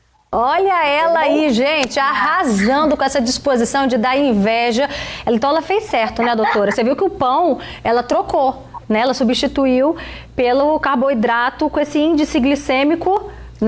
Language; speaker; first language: Portuguese; native; Portuguese